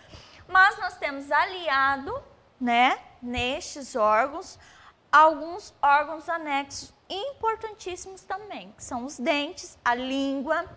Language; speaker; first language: Portuguese; native; Portuguese